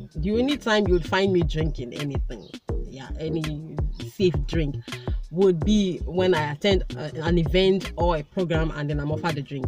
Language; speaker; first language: English; non-native, local second language; Igbo